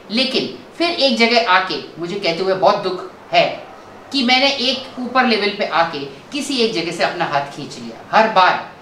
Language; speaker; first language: Hindi; non-native, local second language; Gujarati